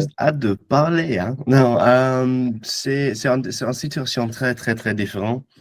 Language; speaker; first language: French; non-native, fluent; English